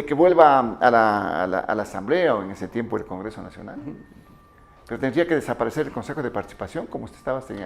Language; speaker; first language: Spanish; native; Spanish